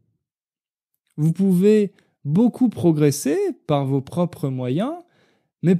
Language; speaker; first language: French; native; French